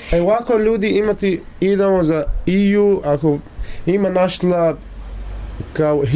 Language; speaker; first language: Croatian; non-native, learner; Arabic